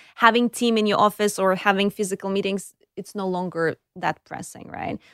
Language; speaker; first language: English; non-native, fluent; Ukrainian